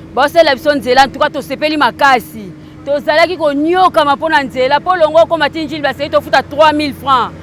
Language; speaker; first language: Lingala; native; Lingala